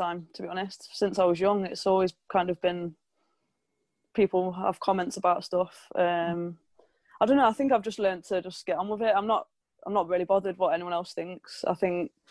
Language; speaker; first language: English; native; English